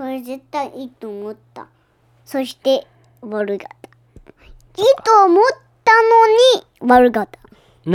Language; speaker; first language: Japanese; early bilingual, heritage; Japanese